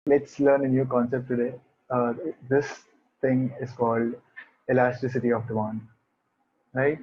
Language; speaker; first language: English; non-native, local second language; Hindi